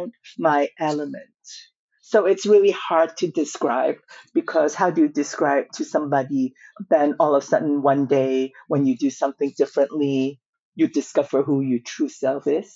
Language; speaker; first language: English; non-native, local second language; Cantonese